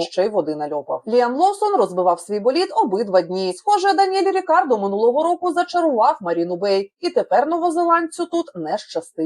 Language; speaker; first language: Ukrainian; native; Ukrainian